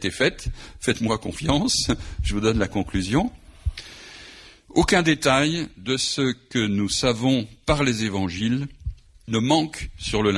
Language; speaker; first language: French; native; French